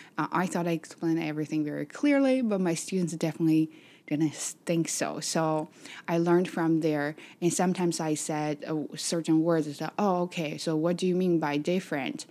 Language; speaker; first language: English; non-native, fluent; Chinese